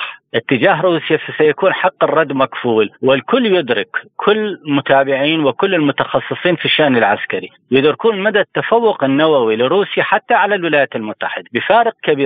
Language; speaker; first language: Arabic; native; Arabic